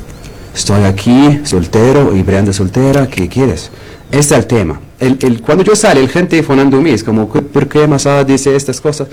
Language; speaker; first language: Spanish; non-native, learner; Arabic